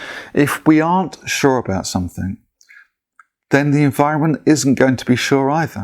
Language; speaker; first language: English; native; English